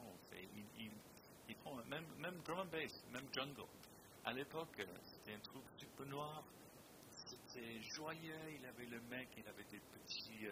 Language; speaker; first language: French; non-native, fluent; English